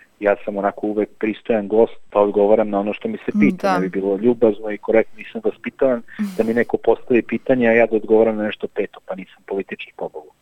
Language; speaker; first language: Serbian; native; Serbian